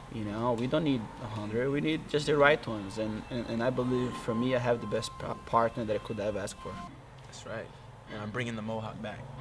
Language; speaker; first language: English; non-native, fluent; Portuguese